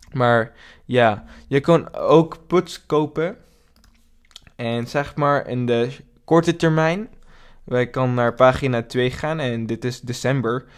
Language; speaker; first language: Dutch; non-native, learner; English